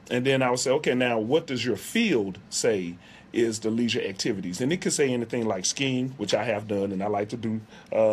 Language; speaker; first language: English; native; English